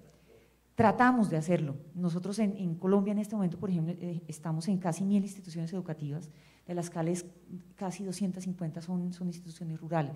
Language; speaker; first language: Spanish; native; Spanish